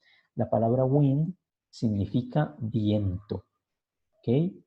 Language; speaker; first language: Spanish; native; Spanish